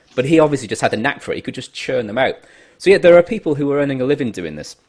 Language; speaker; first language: English; native; English